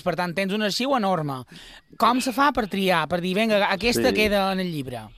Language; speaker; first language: Catalan; native; Catalan